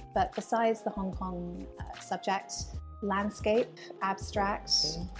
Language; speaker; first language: English; native; English